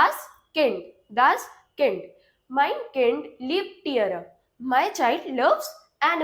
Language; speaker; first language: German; non-native, fluent; Hindi